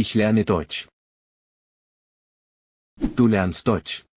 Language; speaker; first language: German; non-native, fluent; Ukrainian